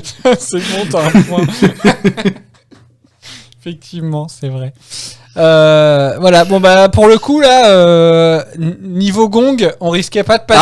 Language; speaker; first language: French; native; French